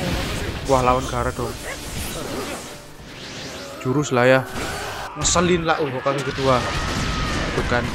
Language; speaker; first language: Indonesian; native; Indonesian